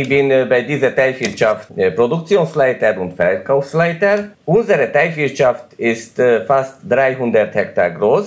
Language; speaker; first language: German; non-native, learner; Hungarian